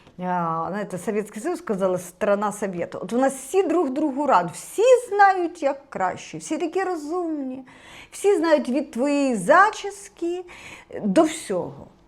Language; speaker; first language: Ukrainian; non-native, local second language; Russian